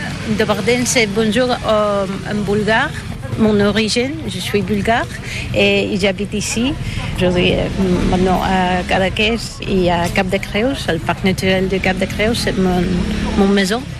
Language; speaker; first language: French; non-native, learner; Bulgarian